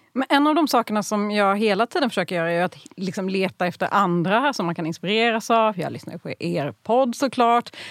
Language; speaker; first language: Swedish; early bilingual, other home language; Kurdish